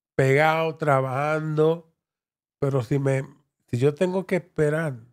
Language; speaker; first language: Spanish; early bilingual, heritage; Spanish